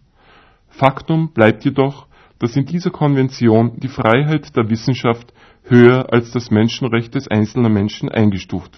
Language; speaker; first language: German; native; German